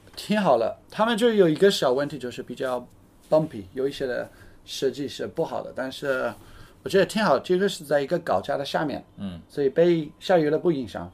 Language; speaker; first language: Chinese; non-native, fluent; English